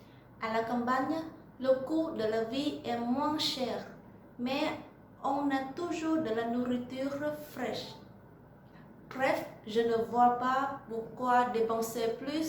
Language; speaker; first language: French; non-native, learner; Vietnamese